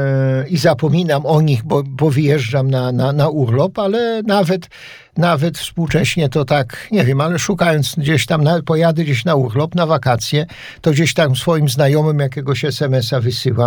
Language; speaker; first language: Polish; native; Polish